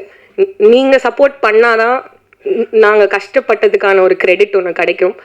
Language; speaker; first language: Tamil; native; Tamil